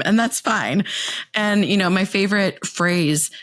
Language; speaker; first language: English; native; English